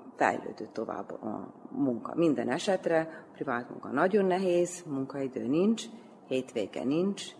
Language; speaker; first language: Hungarian; native; Hungarian